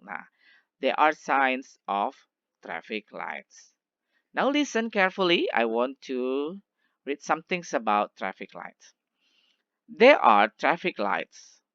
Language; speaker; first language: English; non-native, learner; Indonesian